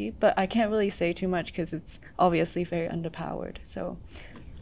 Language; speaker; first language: English; non-native, local second language; Cantonese